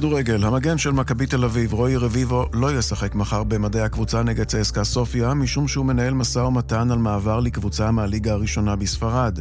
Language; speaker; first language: Hebrew; native; Hebrew